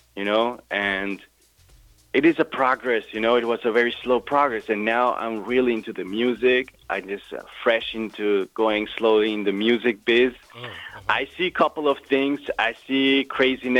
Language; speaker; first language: English; non-native, fluent; German